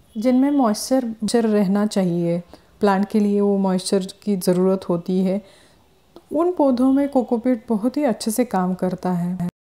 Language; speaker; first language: Hindi; non-native, local second language; Marathi